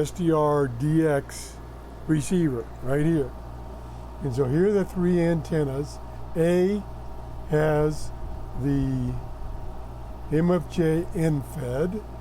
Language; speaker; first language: English; native; English